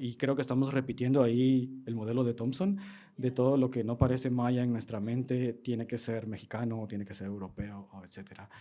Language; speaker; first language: Spanish; native; Spanish